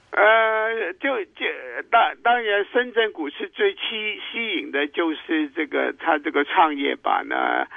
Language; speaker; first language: Chinese; non-native, local second language; Cantonese